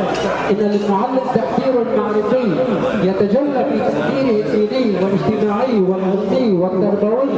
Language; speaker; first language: Arabic; native; Arabic